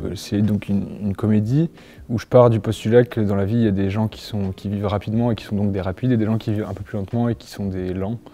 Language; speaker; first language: French; native; French